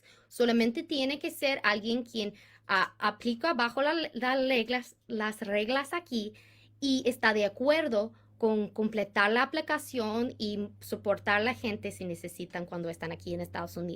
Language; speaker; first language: Spanish; non-native, fluent; English